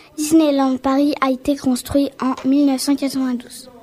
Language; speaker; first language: French; native; French